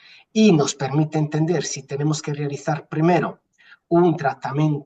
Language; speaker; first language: Spanish; non-native, fluent; Italian